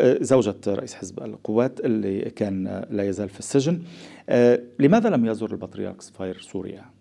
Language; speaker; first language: Arabic; native; Arabic